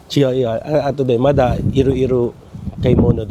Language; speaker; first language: Japanese; non-native, learner; Filipino